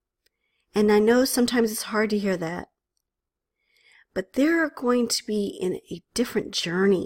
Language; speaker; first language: English; native; English